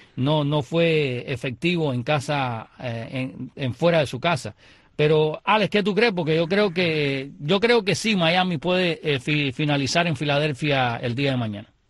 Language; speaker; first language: Spanish; native; Spanish